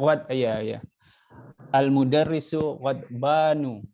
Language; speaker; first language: Arabic; non-native, learner; Indonesian